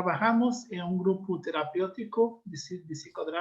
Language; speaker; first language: Spanish; non-native, learner; Portuguese